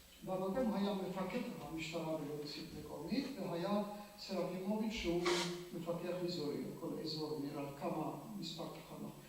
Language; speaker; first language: Hebrew; non-native, fluent; Polish